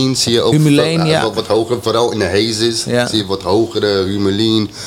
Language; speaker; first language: Dutch; non-native, fluent; English